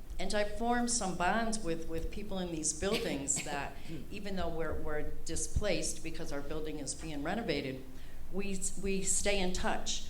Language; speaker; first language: English; native; English